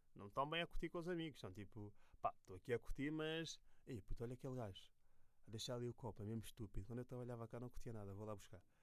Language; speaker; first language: Portuguese; native; Portuguese